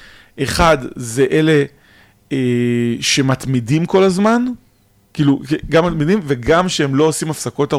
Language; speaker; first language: Hebrew; native; Hebrew